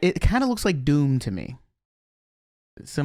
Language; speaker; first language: English; native; English